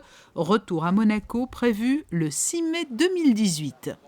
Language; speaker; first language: French; native; French